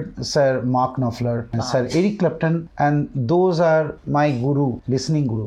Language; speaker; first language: English; non-native, local second language; Bangla